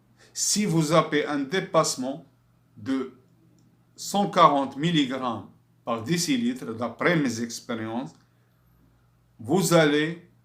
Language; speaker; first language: French; non-native, fluent; Arabic